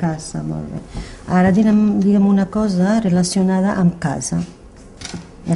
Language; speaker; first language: Catalan; non-native, fluent; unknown